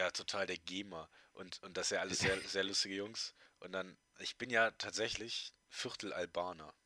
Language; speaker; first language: German; native; German